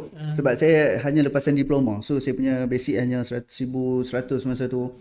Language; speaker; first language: Malay; native; Malay